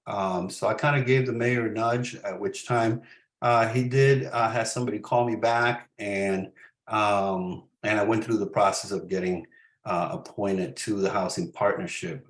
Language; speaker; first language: English; early bilingual, other home language; Spanish